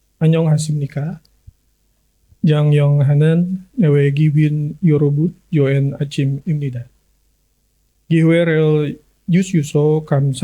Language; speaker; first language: Korean; non-native, learner; Indonesian